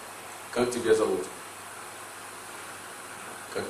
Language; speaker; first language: Russian; non-native, learner; English